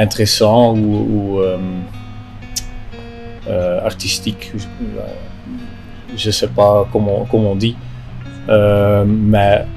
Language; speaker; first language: French; non-native, local second language; Dutch